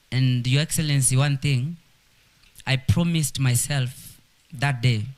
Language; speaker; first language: English; non-native, local second language; Swahili